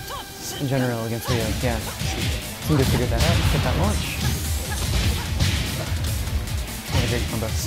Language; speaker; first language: English; native; English